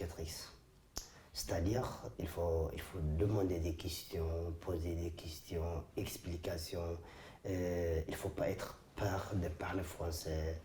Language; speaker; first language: French; non-native, fluent; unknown